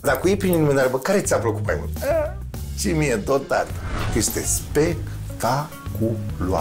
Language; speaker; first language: Romanian; native; Romanian